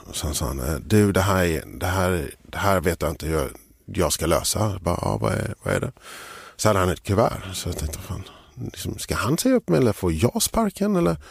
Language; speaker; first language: Swedish; early bilingual, other home language; English